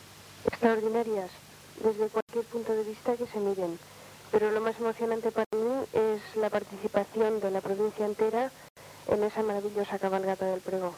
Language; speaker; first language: Spanish; native; Spanish